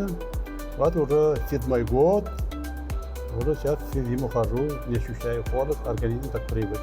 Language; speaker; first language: Russian; non-native, local second language; Tatar